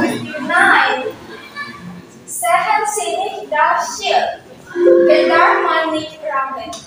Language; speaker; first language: German; non-native, learner; Indonesian